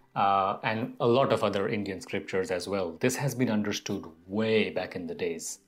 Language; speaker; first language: English; non-native, local second language; Gujarati